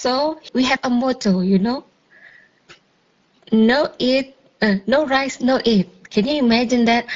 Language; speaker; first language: English; non-native, fluent; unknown